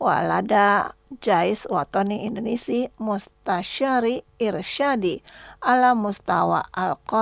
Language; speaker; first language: Arabic; non-native, fluent; Indonesian